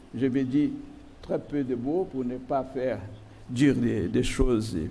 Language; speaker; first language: French; non-native, fluent; Portuguese